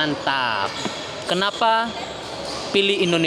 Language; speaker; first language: Indonesian; non-native, learner; Spanish